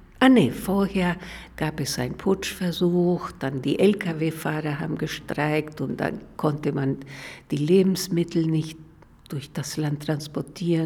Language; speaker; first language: German; non-native, fluent; Spanish